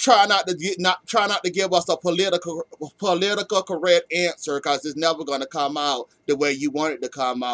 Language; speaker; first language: English; native; English